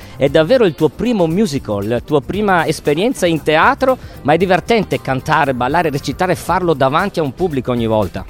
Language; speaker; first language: Italian; native; Italian